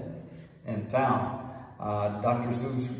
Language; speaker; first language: Portuguese; non-native, fluent; English